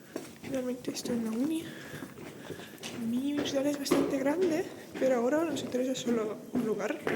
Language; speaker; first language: Spanish; non-native, fluent; Russian